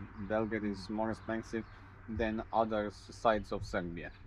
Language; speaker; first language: English; non-native, learner; Serbian